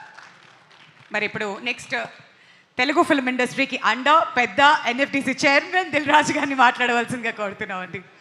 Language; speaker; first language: Telugu; native; Telugu